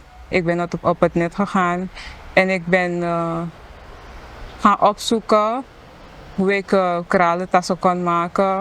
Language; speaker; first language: Dutch; non-native, local second language; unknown